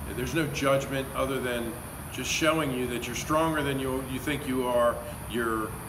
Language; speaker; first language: English; native; English